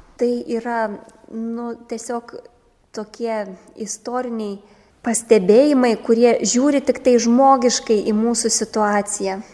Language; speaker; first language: Lithuanian; native; Lithuanian